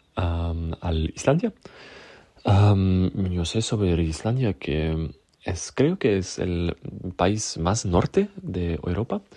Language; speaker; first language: Spanish; non-native, learner; German